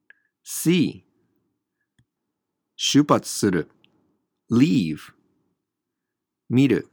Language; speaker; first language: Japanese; non-native, fluent; English